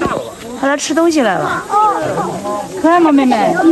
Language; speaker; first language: Chinese; native; Chinese